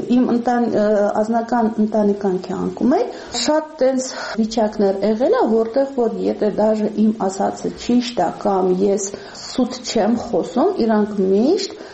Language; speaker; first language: Armenian; non-native, fluent; Uzbek